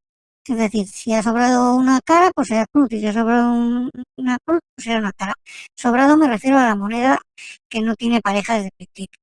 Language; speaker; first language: Spanish; native; Spanish